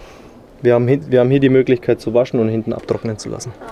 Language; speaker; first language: German; native; German